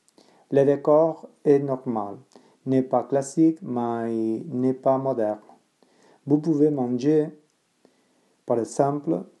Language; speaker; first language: French; non-native, learner; Spanish